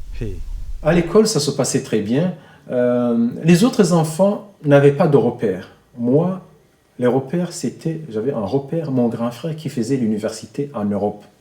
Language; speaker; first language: French; non-native, local second language; Rundi